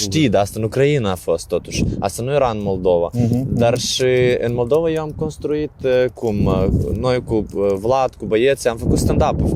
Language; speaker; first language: Romanian; non-native, learner; Ukrainian